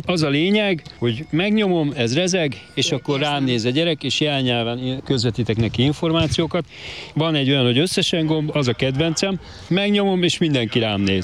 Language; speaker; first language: Hungarian; native; Hungarian